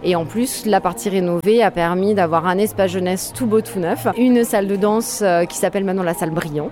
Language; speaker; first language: French; native; French